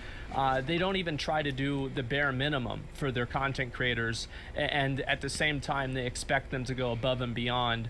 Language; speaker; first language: English; native; English